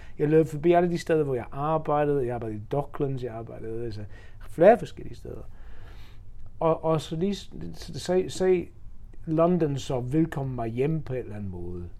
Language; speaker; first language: Danish; non-native, fluent; English